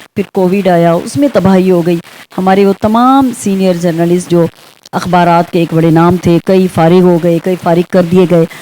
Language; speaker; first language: Urdu; non-native, local second language; Saraiki